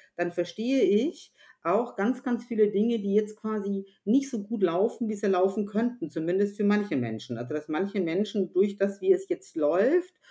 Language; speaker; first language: German; native; German